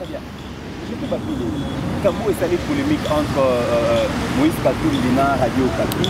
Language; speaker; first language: French; non-native, local second language; Lingala